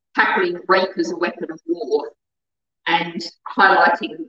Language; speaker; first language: English; native; English